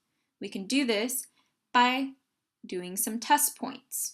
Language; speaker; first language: English; native; English